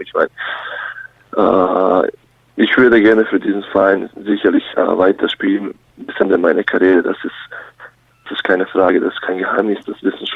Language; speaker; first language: German; early bilingual, other home language; Bosnian